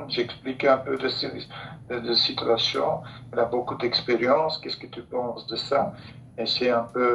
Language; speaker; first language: French; non-native, local second language; Dutch